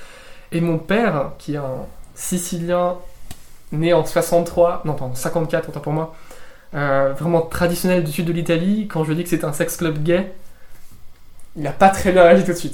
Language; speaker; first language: French; native; French